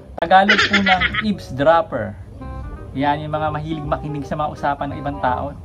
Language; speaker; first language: Filipino; native; Filipino